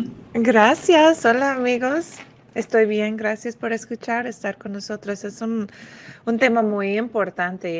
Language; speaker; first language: Spanish; non-native, fluent; English